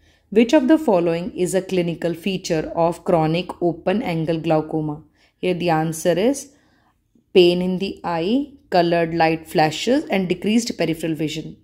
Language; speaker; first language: English; non-native, local second language; Hindi